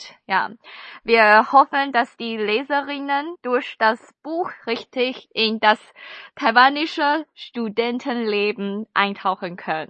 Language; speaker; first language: German; non-native, fluent; Chinese